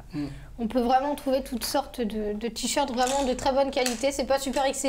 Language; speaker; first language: French; native; French